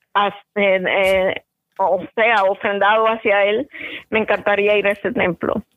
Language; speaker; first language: Spanish; native; Spanish